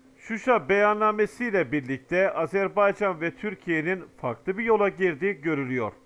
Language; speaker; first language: Turkish; native; Turkish